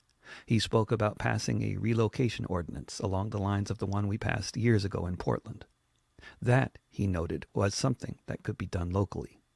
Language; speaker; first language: English; native; English